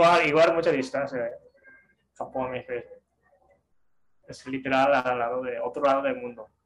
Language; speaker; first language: Spanish; non-native, fluent; Japanese